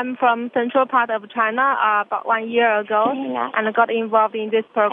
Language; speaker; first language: English; non-native, fluent; Chinese